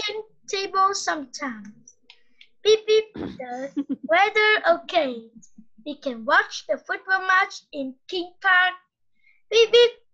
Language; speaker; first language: English; non-native, learner; Vietnamese